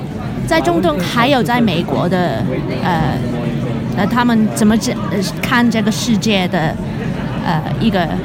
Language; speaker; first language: Chinese; non-native, local second language; Cantonese